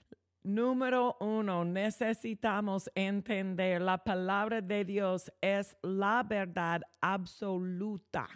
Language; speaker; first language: Spanish; non-native, fluent; English